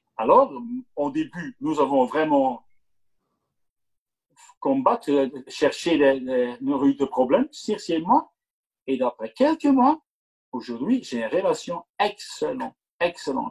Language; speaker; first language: French; non-native, local second language; Dutch